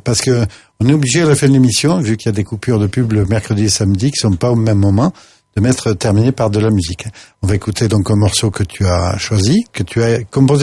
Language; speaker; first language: French; native; French